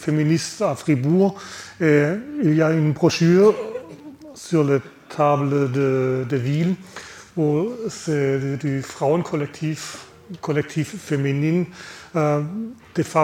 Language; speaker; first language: French; non-native, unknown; German